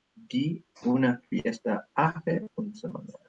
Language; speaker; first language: Spanish; non-native, learner; English